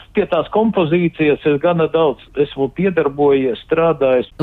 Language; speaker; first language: Latvian; native; Latvian